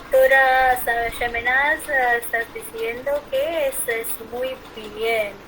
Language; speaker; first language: Spanish; non-native, fluent; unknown